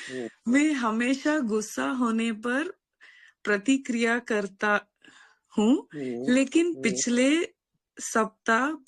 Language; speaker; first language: Hindi; non-native, local second language; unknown